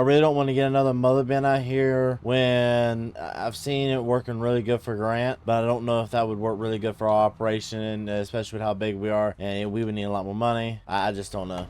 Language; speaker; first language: English; native; English